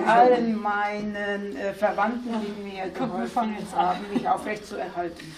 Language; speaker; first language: German; non-native, fluent; Slovenian